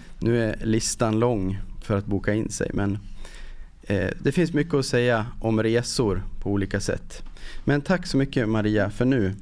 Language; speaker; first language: Swedish; native; Swedish